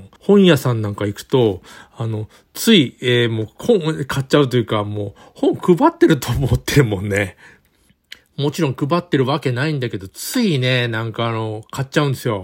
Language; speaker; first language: Japanese; native; Japanese